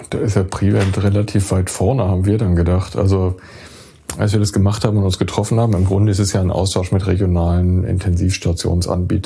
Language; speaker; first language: German; native; German